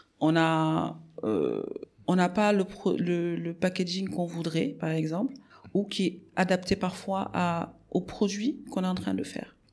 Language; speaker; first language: French; non-native, local second language; Wolof